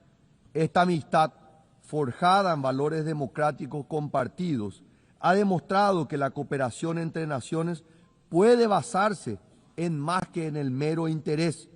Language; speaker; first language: Spanish; native; Spanish